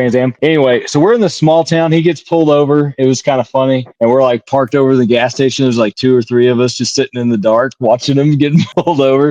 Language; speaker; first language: English; native; English